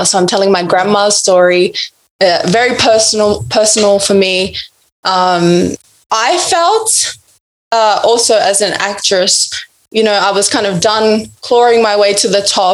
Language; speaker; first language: English; native; English